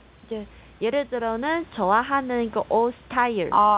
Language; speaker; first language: Korean; non-native, fluent; Chinese